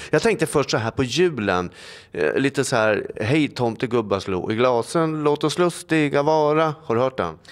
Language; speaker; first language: Swedish; native; Swedish